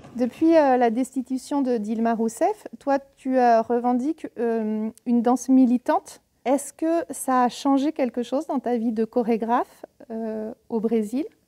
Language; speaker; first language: French; native; French